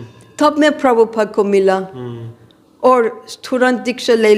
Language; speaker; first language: Hindi; non-native, fluent; English